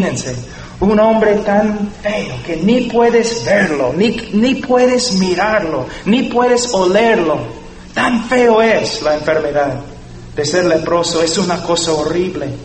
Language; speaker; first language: Spanish; non-native, fluent; English